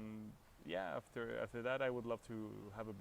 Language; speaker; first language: English; non-native, fluent; Spanish